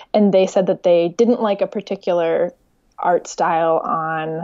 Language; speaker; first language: English; native; English